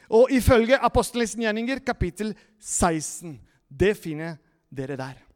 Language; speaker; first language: Norwegian; non-native, fluent; Spanish